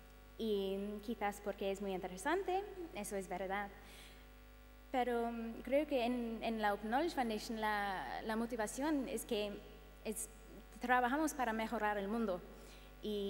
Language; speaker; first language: Spanish; non-native, fluent; English